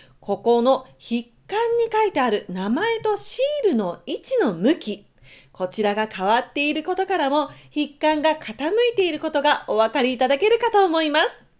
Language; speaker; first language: Japanese; native; Japanese